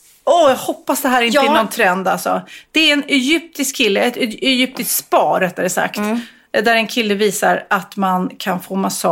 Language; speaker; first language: Swedish; native; Swedish